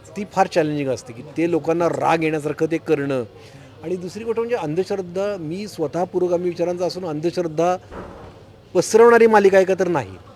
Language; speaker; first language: Marathi; native; Marathi